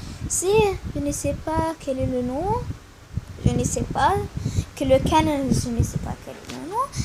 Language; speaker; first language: French; non-native, learner; Arabic